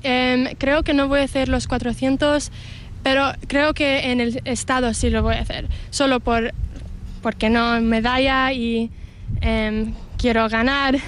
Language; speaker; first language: Spanish; early bilingual, heritage; Spanish